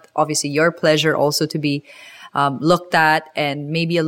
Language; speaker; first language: English; non-native, local second language; Filipino